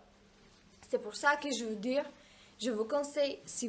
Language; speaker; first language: French; non-native, learner; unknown